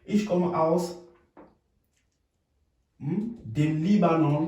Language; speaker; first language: German; non-native, fluent; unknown